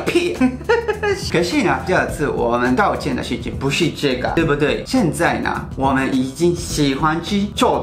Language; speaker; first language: Chinese; non-native, fluent; Japanese